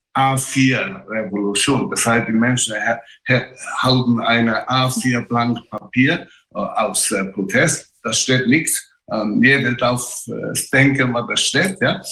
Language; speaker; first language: German; non-native, fluent; Chinese